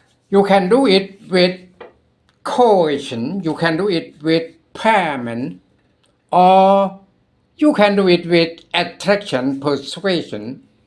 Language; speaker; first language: English; non-native, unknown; Thai